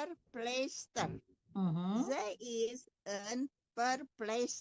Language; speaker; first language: Dutch; non-native, fluent; Indonesian